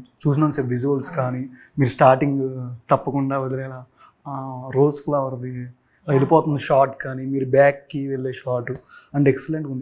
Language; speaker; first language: Telugu; native; Telugu